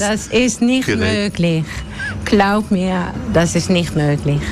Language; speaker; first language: German; non-native, learner; Dutch